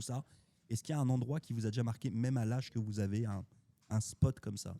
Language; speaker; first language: French; native; French